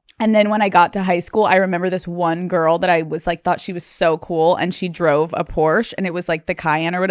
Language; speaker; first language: English; native; English